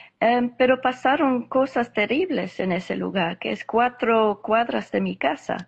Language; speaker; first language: Spanish; non-native, fluent; English